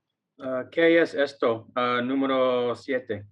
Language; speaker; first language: Spanish; non-native, learner; English